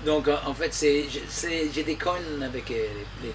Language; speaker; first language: French; non-native, fluent; English